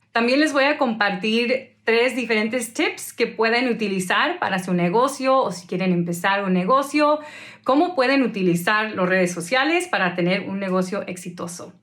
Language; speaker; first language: Spanish; early bilingual, heritage; Spanish